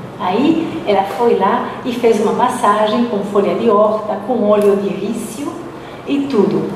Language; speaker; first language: Portuguese; non-native, fluent; Spanish